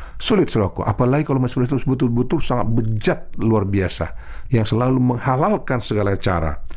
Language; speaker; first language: Indonesian; non-native, local second language; Batak Toba